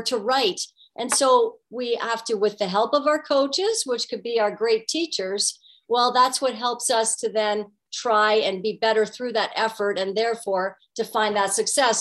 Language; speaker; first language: English; native; English